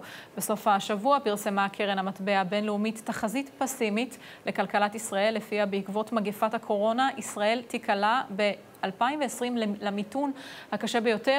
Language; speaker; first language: Hebrew; native; Hebrew